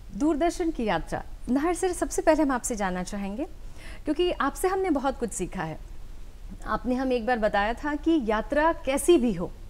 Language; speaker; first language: Hindi; native; Hindi